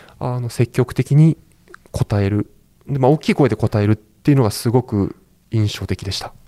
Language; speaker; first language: Japanese; native; Japanese